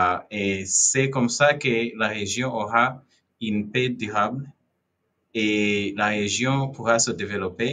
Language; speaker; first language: French; non-native, fluent; Kinyarwanda